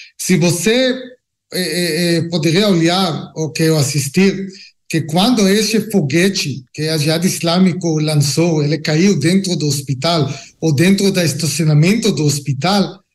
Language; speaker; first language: Portuguese; non-native, learner; Hebrew